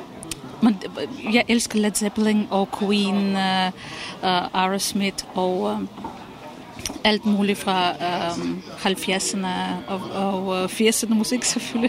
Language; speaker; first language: Danish; non-native, fluent; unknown